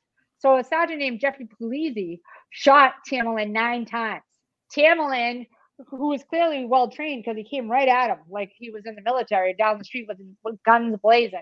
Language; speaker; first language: English; native; English